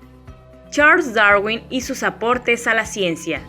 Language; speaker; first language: Spanish; native; Spanish